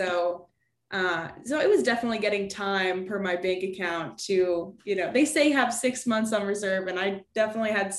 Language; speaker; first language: English; native; English